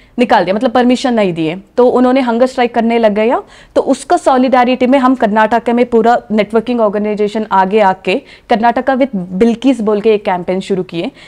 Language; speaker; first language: Hindi; non-native, local second language; Kannada